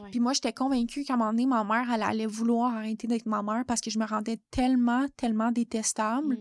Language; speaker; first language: French; native; French